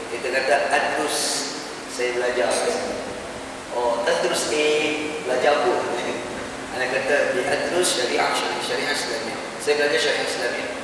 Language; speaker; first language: Malay; native; Malay